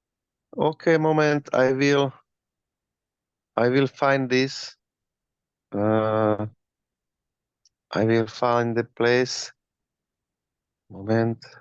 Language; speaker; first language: English; non-native, learner; Slovak